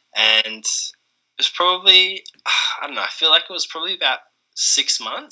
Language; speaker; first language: English; native; English